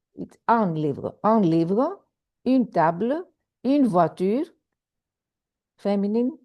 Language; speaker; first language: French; non-native, fluent; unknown